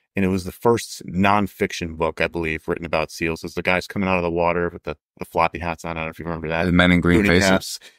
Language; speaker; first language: English; native; English